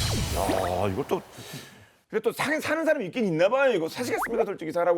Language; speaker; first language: Korean; native; Korean